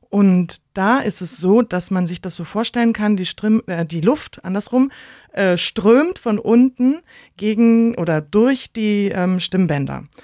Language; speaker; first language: German; native; German